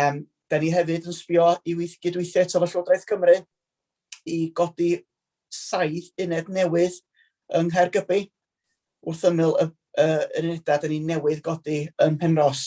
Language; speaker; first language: Welsh; native; Welsh